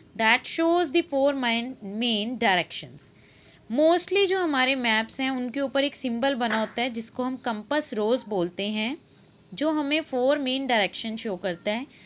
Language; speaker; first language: Hindi; native; Hindi